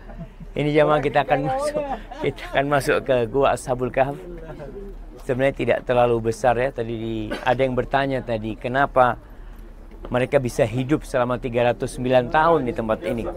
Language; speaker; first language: Indonesian; native; Indonesian